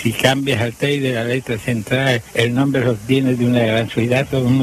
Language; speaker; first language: Spanish; native; Spanish